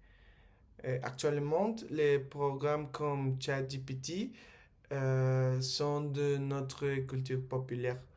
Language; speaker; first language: French; non-native, learner; Spanish